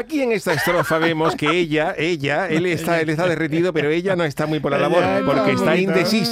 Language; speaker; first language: Spanish; native; Spanish